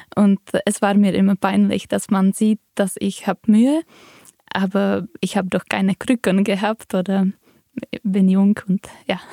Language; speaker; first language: German; non-native, fluent; Czech